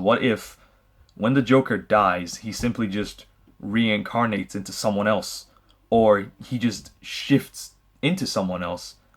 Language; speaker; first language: English; native; English